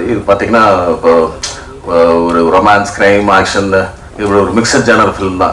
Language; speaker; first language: Tamil; native; Tamil